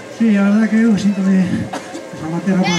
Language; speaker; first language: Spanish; non-native, local second language; Galician